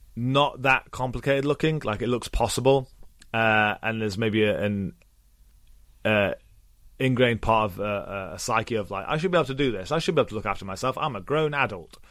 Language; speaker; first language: English; native; English